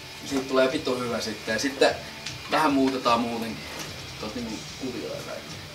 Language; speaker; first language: Finnish; native; Finnish